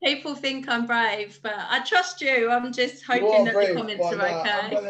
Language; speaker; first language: English; native; English